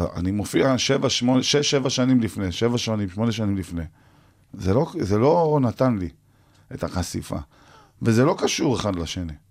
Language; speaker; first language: Hebrew; native; Hebrew